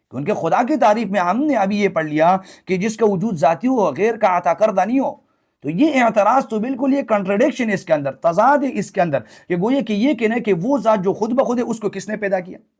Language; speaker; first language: Urdu; non-native, local second language; Pashto